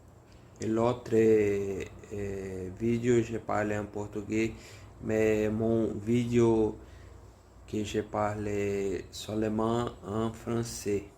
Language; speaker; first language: French; non-native, learner; Portuguese